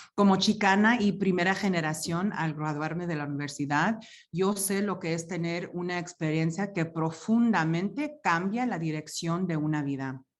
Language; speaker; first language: Spanish; early bilingual, heritage; Spanish